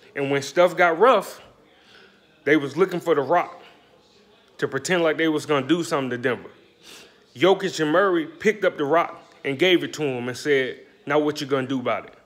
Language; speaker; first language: English; native; English